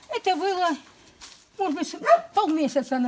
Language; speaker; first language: Russian; native; Russian